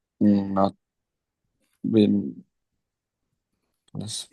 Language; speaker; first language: English; non-native, learner; Indonesian